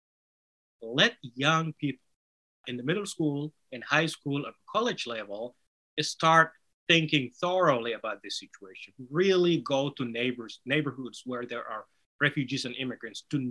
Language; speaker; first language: English; non-native, fluent; Somali